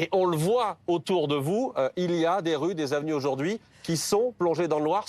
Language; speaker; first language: French; native; French